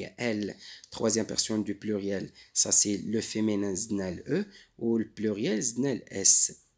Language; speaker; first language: French; non-native, local second language; Arabic